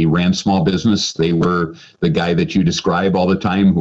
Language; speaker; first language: English; native; English